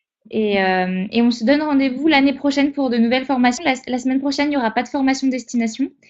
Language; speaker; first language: French; native; French